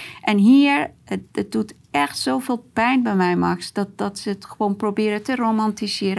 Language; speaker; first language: Dutch; non-native, fluent; Persian